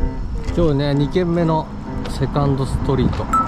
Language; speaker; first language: Japanese; native; Japanese